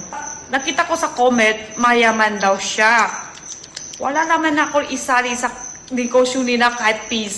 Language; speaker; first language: Filipino; non-native, learner; Chinese